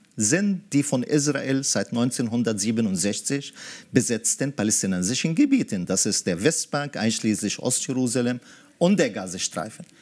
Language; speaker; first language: German; early bilingual, other home language; Arabic